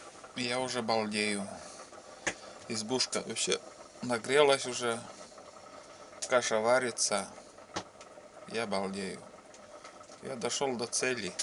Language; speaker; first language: Russian; native; Russian